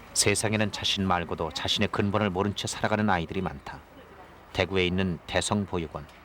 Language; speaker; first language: Korean; native; Korean